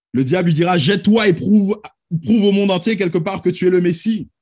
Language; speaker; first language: French; native; French